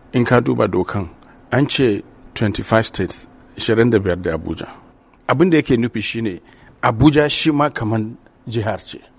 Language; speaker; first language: Hausa; non-native, local second language; Yoruba